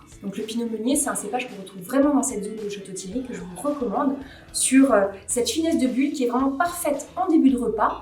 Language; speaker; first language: French; native; French